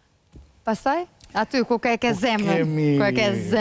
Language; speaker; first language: Albanian; native; Albanian